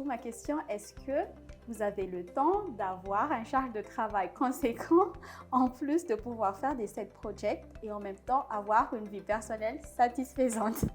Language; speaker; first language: French; non-native, local second language; Malagasy